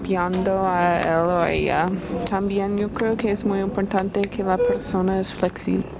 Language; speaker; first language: Spanish; non-native, learner; English